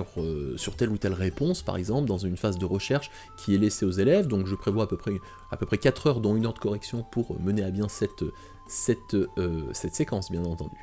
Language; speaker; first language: French; native; French